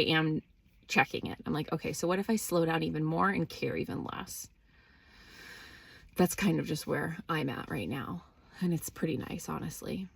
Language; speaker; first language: English; native; English